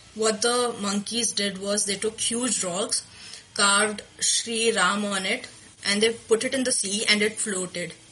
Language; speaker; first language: English; non-native, local second language; Telugu